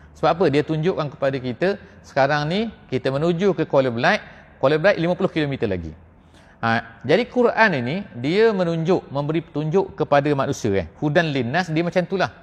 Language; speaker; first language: Malay; native; Malay